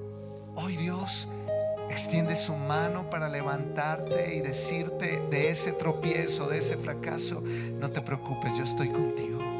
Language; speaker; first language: Spanish; native; Spanish